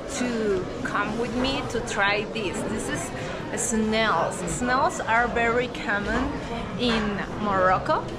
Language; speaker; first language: English; non-native, fluent; Spanish